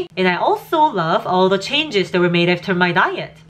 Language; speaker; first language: English; non-native, fluent; Korean